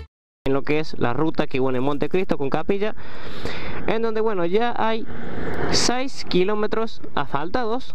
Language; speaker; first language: Spanish; native; Spanish